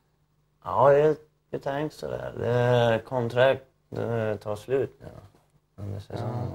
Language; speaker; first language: Swedish; non-native, fluent; English